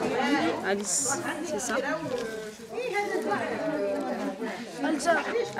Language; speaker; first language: French; non-native, learner; Amharic